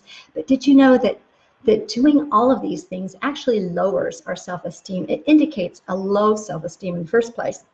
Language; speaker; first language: English; native; English